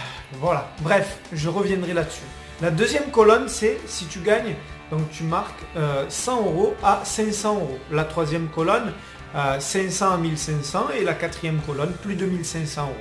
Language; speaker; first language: French; native; French